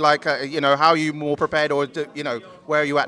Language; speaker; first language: English; native; English